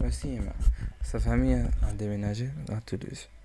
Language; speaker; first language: French; non-native, learner; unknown